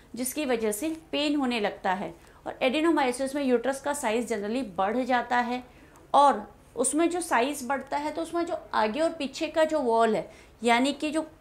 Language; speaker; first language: Hindi; native; Hindi